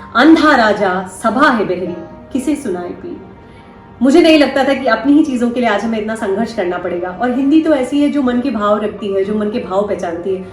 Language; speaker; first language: Hindi; native; Hindi